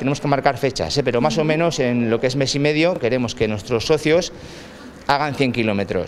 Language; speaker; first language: Spanish; native; Spanish